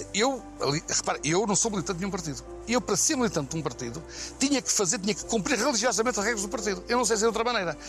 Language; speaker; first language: Portuguese; native; Portuguese